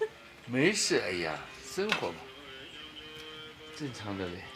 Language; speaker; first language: Chinese; native; Chinese